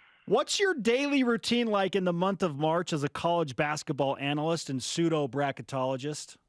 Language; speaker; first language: English; native; English